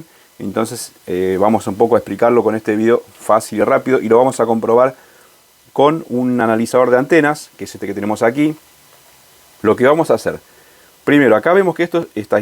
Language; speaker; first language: Spanish; native; Spanish